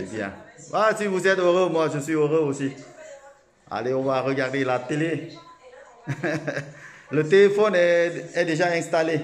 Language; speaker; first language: French; non-native, learner; Thai